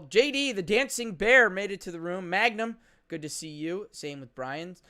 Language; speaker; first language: English; native; English